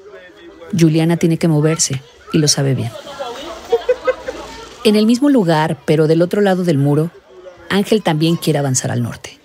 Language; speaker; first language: Spanish; native; Spanish